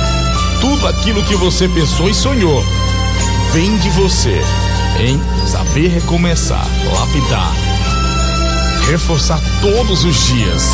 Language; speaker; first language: Portuguese; native; Portuguese